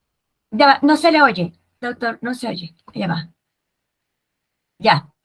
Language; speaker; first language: Spanish; native; Spanish